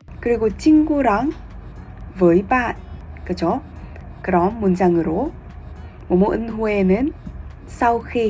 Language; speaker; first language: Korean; non-native, fluent; Vietnamese